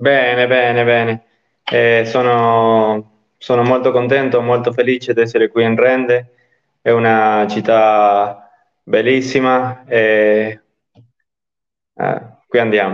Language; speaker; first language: Italian; non-native, learner; Spanish